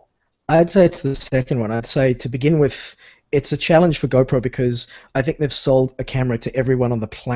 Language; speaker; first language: English; native; English